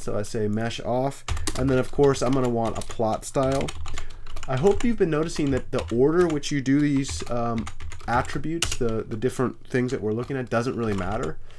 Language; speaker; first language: English; native; English